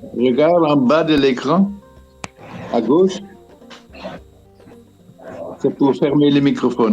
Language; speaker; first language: French; non-native, fluent; Dutch